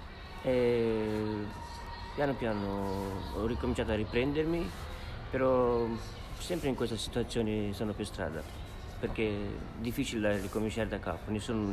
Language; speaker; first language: Italian; non-native, fluent; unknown